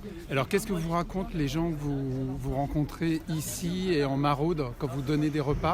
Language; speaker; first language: French; native; French